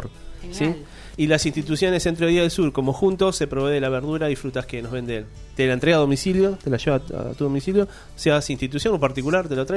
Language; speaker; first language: Spanish; native; Spanish